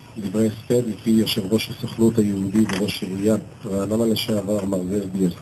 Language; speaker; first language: Hebrew; native; Hebrew